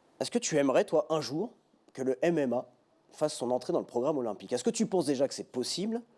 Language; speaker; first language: French; native; French